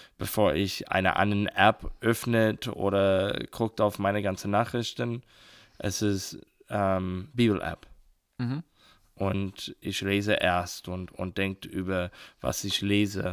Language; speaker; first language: German; non-native, learner; English